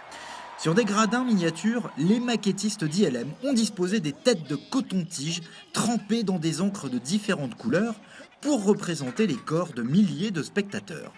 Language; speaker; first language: French; native; French